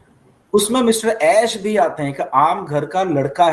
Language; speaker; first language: Hindi; native; Hindi